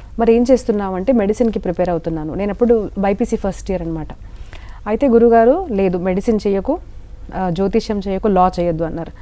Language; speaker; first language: Telugu; non-native, local second language; Marathi